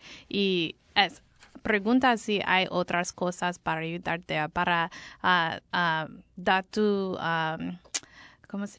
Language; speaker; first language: Spanish; non-native, learner; English